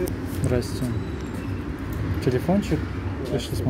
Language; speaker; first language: Russian; native; Russian